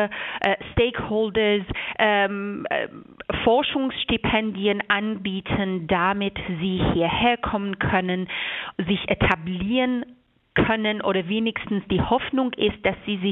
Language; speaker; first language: German; non-native, fluent; Persian